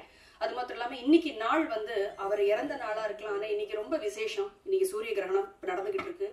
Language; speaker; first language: Tamil; native; Tamil